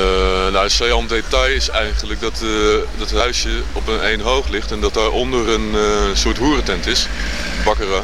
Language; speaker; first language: Dutch; native; Dutch